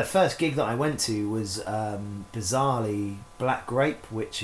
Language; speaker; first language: English; native; English